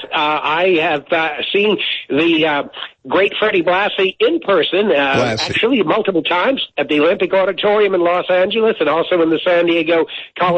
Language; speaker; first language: English; native; English